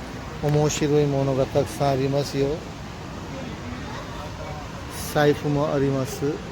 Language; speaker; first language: Japanese; non-native, fluent; Urdu